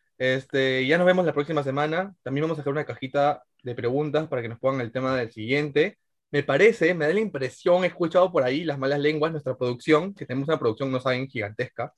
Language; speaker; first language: Spanish; native; Spanish